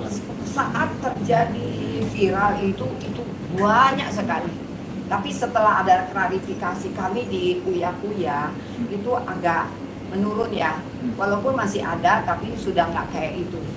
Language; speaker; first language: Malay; non-native, local second language; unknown